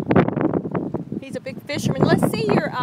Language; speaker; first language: English; native; English